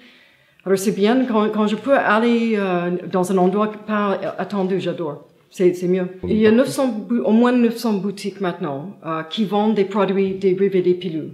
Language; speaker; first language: French; non-native, fluent; English